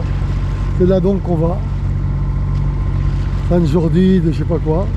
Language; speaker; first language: French; native; French